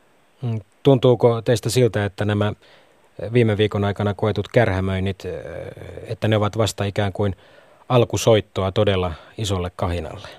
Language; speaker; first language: Finnish; native; Finnish